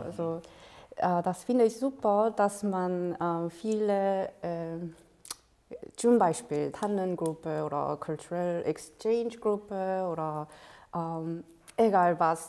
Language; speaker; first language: German; non-native, fluent; Korean